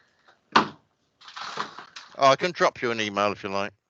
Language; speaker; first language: English; native; English